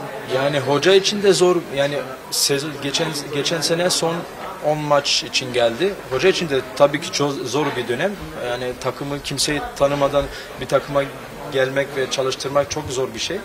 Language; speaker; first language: Turkish; early bilingual, heritage; Turkish